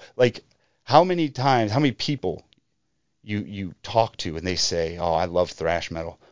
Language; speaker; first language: English; native; English